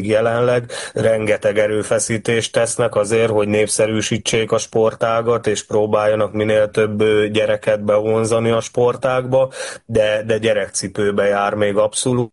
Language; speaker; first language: Hungarian; native; Hungarian